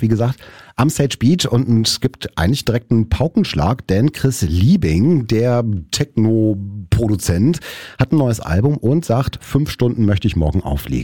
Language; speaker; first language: German; native; German